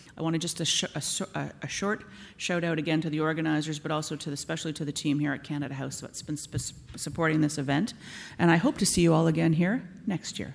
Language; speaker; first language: English; native; English